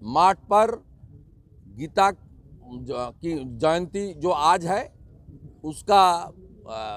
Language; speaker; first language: Hindi; non-native, local second language; Bangla